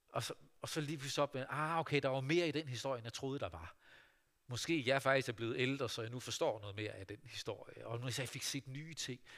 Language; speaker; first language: Danish; native; Danish